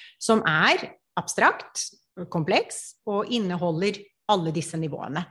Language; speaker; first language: Norwegian; non-native, fluent; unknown